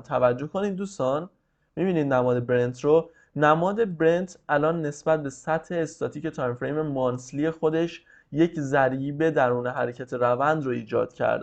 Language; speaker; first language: Persian; native; Persian